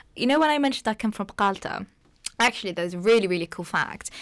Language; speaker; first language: English; non-native, fluent; Arabic